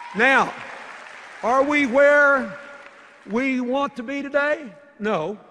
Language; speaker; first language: English; native; English